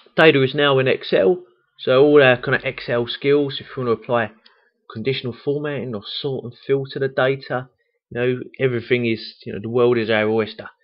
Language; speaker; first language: English; native; English